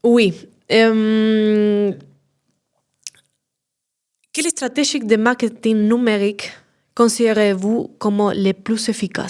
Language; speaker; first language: French; non-native, learner; Spanish